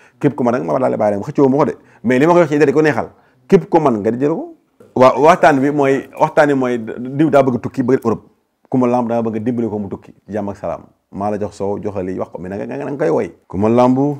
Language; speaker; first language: Wolof; native; Wolof